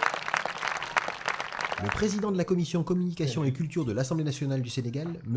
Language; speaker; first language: French; native; French